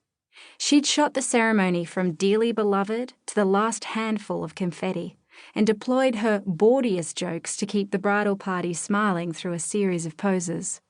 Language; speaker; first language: English; native; English